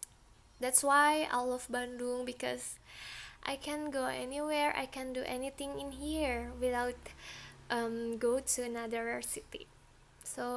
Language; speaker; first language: English; non-native, learner; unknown